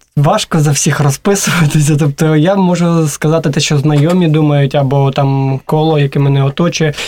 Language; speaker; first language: Ukrainian; native; Ukrainian